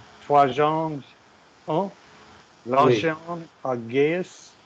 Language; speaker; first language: French; non-native, learner; English